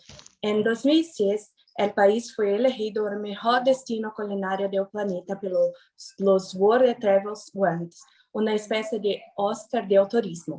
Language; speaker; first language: Spanish; non-native, learner; Portuguese